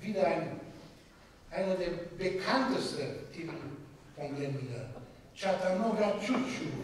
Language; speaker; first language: German; non-native, fluent; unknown